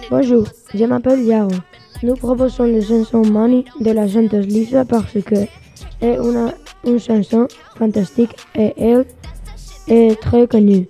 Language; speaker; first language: French; non-native, learner; Spanish